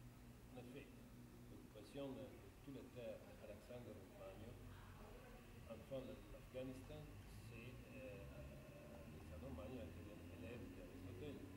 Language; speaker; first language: French; non-native, fluent; Italian